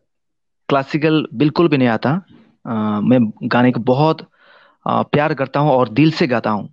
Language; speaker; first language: Hindi; non-native, local second language; Kok Borok